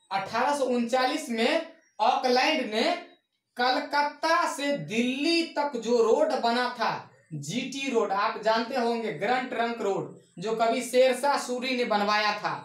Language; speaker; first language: Hindi; native; Hindi